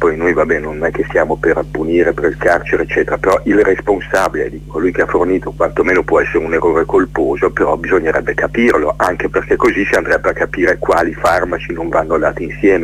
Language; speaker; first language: Italian; native; Italian